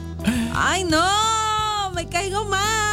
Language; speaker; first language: Spanish; native; Spanish